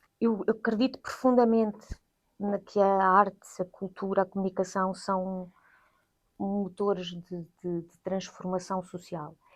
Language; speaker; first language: Portuguese; native; Portuguese